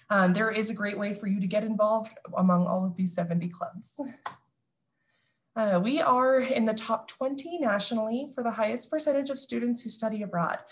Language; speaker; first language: English; native; English